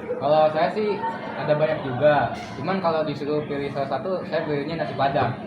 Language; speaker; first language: Indonesian; native; Indonesian